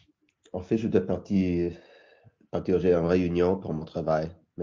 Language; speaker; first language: French; non-native, learner; English